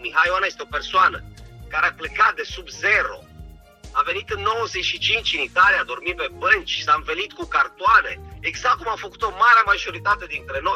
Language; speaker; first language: Romanian; native; Romanian